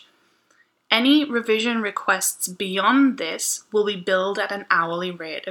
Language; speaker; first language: English; native; English